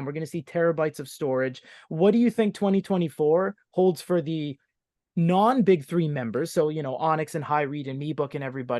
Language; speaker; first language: English; native; English